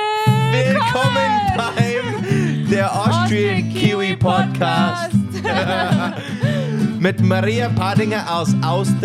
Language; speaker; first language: German; non-native, learner; English